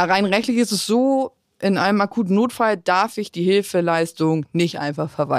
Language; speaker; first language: German; native; German